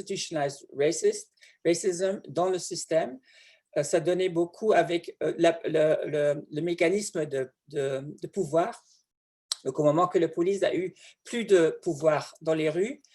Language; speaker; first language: French; non-native, fluent; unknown